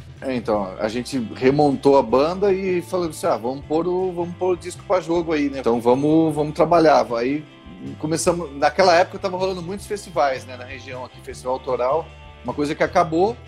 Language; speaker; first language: Portuguese; native; Portuguese